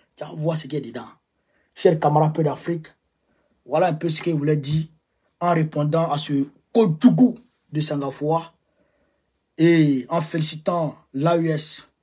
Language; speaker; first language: French; non-native, local second language; Bambara